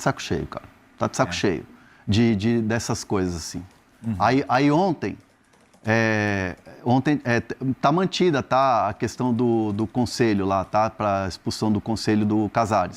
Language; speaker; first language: Portuguese; native; Portuguese